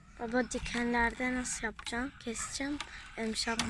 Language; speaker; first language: Turkish; early bilingual, heritage; Turkish